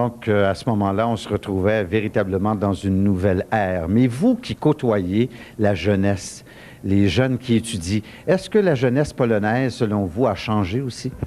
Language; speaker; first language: French; native; French